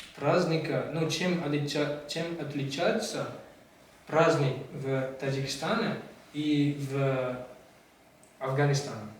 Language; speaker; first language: Russian; non-native, learner; Malay